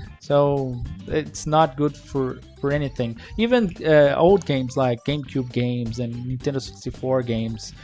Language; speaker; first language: English; non-native, fluent; Portuguese